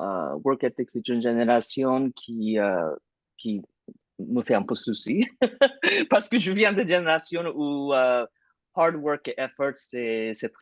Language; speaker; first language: French; non-native, fluent; English